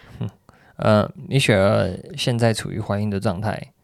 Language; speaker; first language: Chinese; native; Chinese